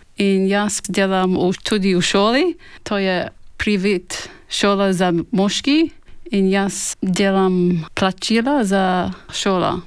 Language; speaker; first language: Slovenian; early bilingual, heritage; Slovenian